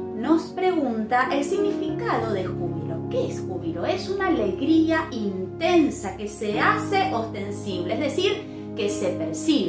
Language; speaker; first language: Spanish; native; Spanish